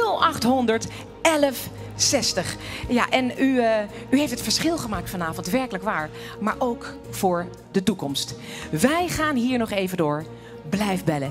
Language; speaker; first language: Dutch; native; Dutch